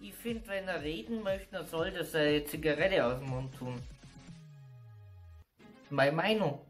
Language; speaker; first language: German; native; German